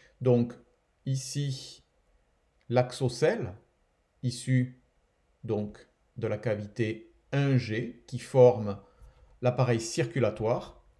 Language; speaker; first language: French; native; French